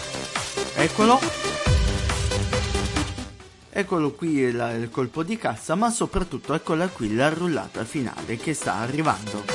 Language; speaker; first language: Italian; native; Italian